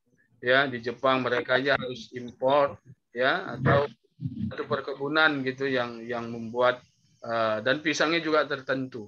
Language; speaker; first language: Indonesian; native; Indonesian